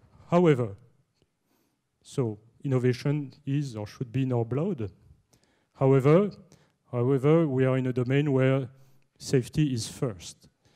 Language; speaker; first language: English; non-native, fluent; French